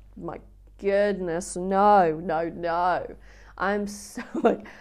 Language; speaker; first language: English; native; English